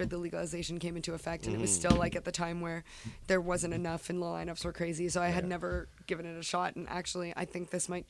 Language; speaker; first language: English; native; English